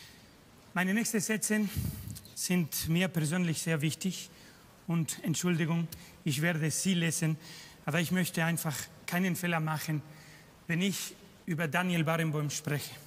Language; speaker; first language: German; non-native, fluent; Spanish